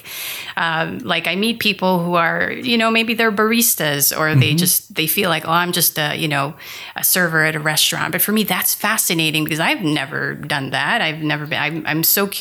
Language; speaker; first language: English; non-native, local second language; Filipino